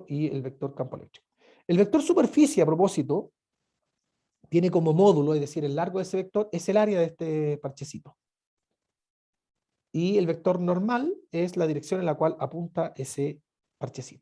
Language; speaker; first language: Spanish; native; Spanish